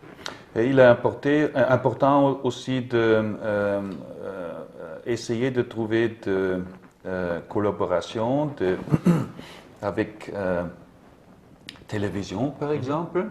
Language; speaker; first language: French; non-native, learner; German